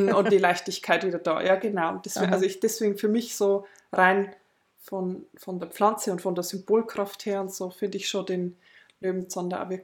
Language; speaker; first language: German; native; German